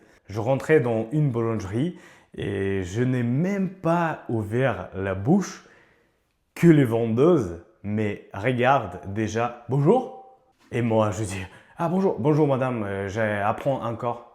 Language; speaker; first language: French; non-native, learner; Ukrainian